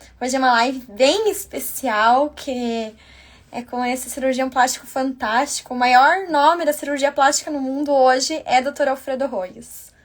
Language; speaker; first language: Portuguese; native; Portuguese